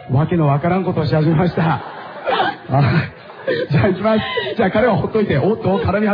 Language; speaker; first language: Japanese; native; Japanese